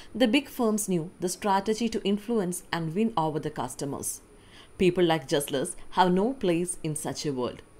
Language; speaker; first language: English; non-native, local second language; Malayalam